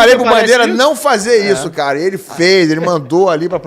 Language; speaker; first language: Portuguese; native; Portuguese